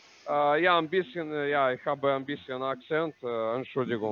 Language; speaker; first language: German; non-native, learner; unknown